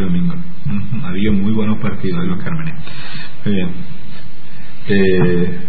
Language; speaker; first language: Spanish; native; Spanish